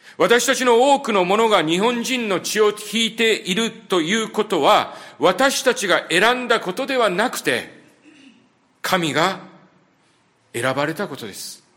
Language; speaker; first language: Japanese; native; Japanese